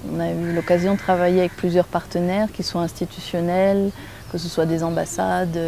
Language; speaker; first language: French; native; French